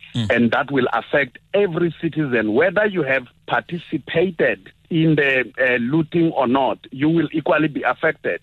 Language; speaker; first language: English; non-native, local second language; Tsonga